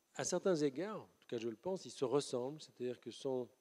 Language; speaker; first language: French; native; French